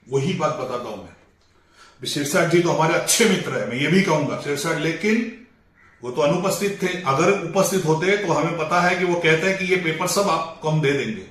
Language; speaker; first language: Hindi; non-native, local second language; Marathi